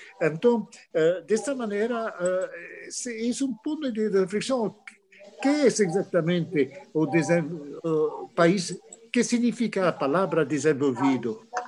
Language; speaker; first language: Portuguese; non-native, fluent; French